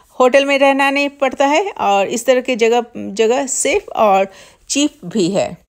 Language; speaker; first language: Hindi; non-native, local second language; Bangla